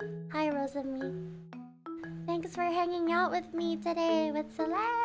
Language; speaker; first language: English; native; English